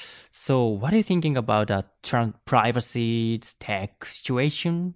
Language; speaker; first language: English; non-native, learner; Japanese